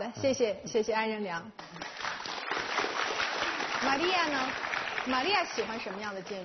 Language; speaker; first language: Chinese; native; Chinese